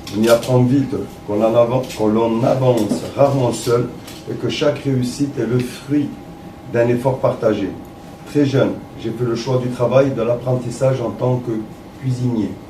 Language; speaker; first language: French; early bilingual, other home language; Arabic